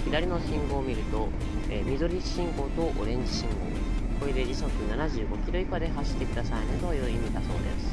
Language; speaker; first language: Japanese; native; Japanese